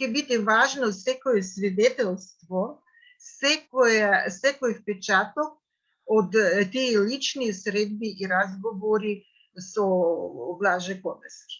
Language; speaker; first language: Macedonian; non-native, fluent; Russian